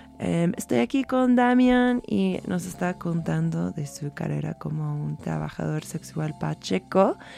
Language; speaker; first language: Spanish; early bilingual, heritage; Spanish